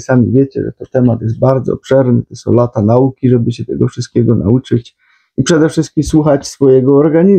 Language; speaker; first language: Polish; native; Polish